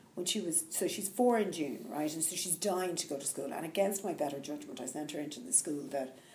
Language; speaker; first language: English; native; English